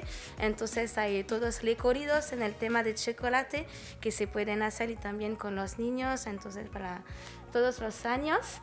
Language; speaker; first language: Spanish; non-native, fluent; French